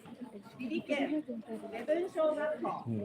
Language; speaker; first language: Japanese; native; Japanese